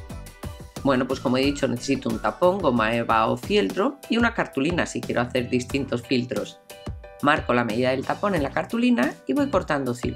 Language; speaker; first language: Spanish; native; Spanish